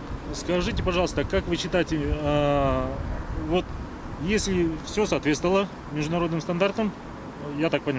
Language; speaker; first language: Russian; native; Russian